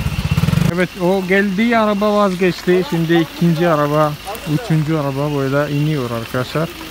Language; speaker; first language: Turkish; non-native, learner; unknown